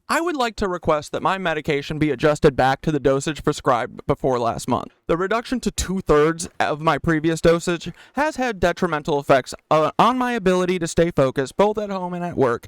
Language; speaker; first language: English; native; English